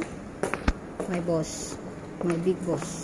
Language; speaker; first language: English; non-native, learner; Indonesian